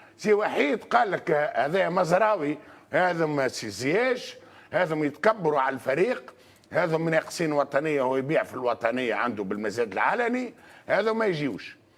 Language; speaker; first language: Arabic; native; Arabic